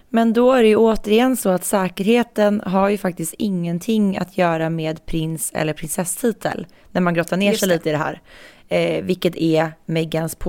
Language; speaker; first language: Swedish; native; Swedish